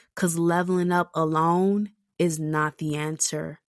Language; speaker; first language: English; native; English